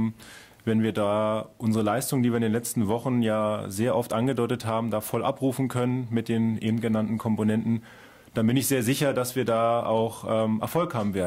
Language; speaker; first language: German; native; German